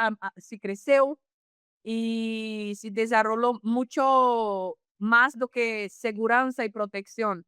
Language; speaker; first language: Spanish; non-native, fluent; Portuguese